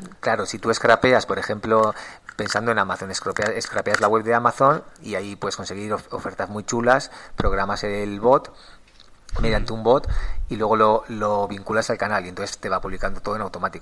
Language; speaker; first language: Spanish; native; Spanish